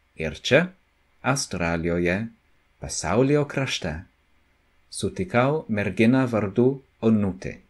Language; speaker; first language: Lithuanian; non-native, learner; English